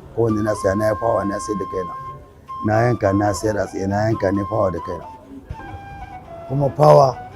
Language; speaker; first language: Hausa; native; Hausa